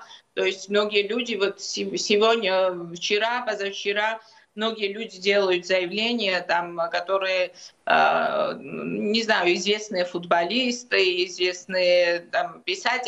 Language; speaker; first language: Russian; non-native, local second language; Georgian